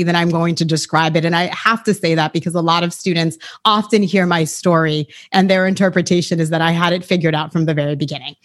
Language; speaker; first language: English; early bilingual, other home language; Haitian Creole